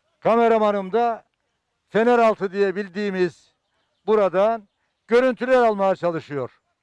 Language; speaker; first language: Turkish; native; Turkish